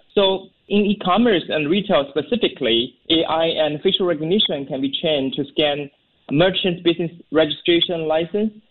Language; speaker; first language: English; non-native, fluent; Chinese